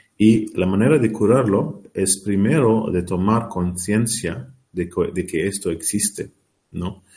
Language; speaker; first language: Spanish; non-native, learner; Arabic